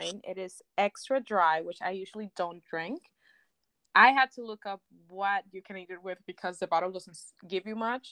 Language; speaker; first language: English; non-native, fluent; Spanish